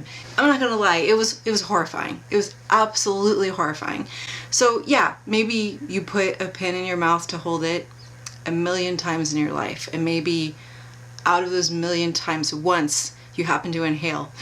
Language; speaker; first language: English; native; English